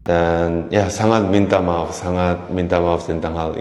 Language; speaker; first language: Indonesian; non-native, fluent; Korean